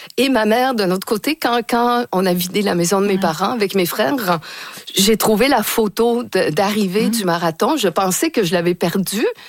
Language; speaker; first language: French; native; French